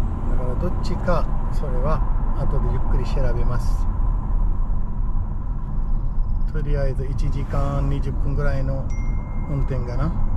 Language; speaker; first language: Japanese; non-native, fluent; Urdu